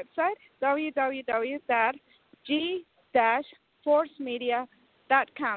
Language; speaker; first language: English; non-native, fluent; Spanish